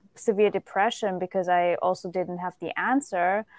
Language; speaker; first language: English; non-native, fluent; German